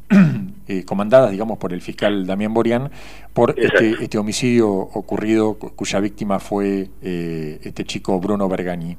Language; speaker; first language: Spanish; native; Spanish